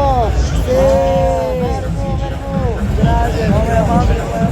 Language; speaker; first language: Spanish; non-native, learner; Arabic